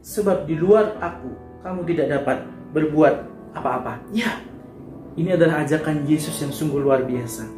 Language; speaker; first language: Indonesian; native; Indonesian